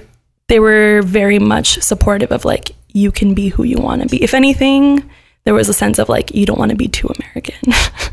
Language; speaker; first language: English; early bilingual, other home language; Gujarati